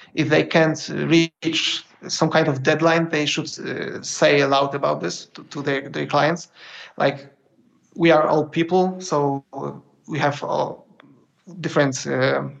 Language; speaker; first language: English; non-native, fluent; Polish